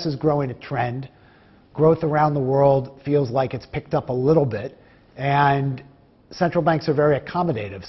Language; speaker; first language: English; native; English